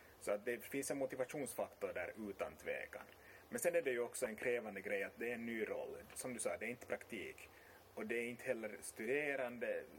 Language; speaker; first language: Swedish; native; Swedish